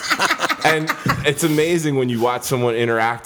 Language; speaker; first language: English; native; English